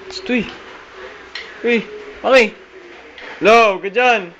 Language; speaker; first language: Filipino; native; Filipino